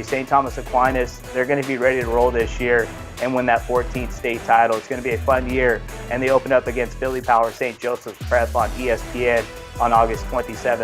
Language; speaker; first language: English; native; English